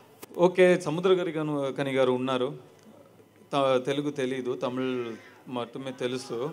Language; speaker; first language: Telugu; non-native, learner; Tamil